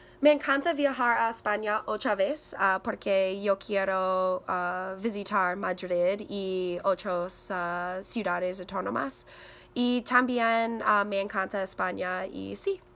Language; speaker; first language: Spanish; non-native, learner; English